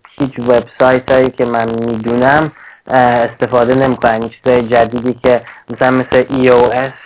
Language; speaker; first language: Persian; early bilingual, heritage; Persian